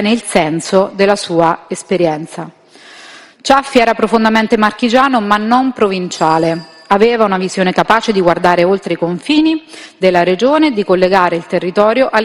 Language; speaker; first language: Italian; native; Italian